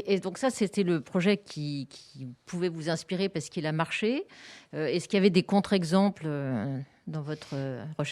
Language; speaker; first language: French; native; French